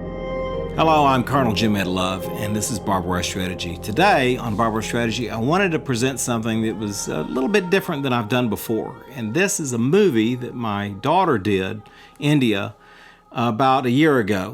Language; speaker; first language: English; native; English